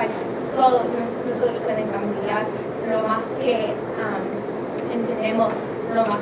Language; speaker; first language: Spanish; non-native, learner; English